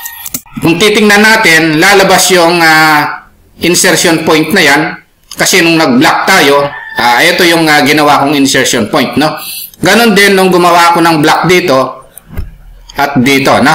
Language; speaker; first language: Filipino; native; Filipino